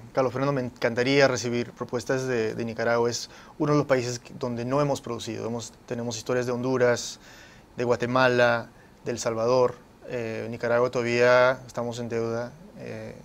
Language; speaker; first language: Spanish; early bilingual, heritage; Spanish